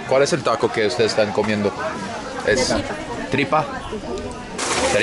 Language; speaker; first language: Spanish; non-native, learner; English